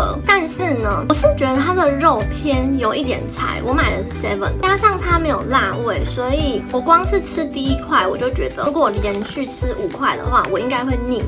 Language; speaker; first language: Chinese; native; Chinese